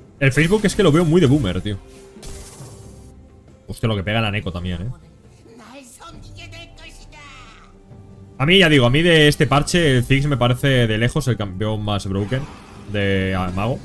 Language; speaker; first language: Spanish; native; Spanish